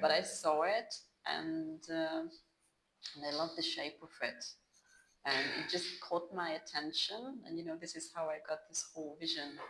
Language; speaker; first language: English; non-native, fluent; Hungarian